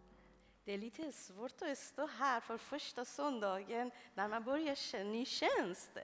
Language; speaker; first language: Swedish; non-native, fluent; Persian